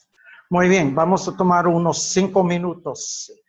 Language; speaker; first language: Spanish; non-native, fluent; English